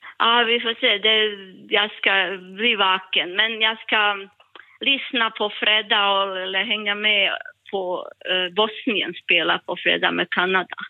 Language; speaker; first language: Swedish; non-native, learner; Bosnian